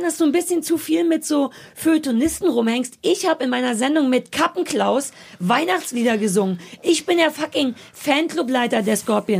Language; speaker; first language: German; native; German